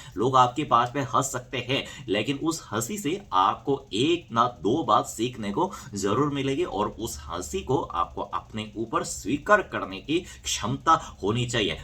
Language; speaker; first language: Hindi; non-native, fluent; Korean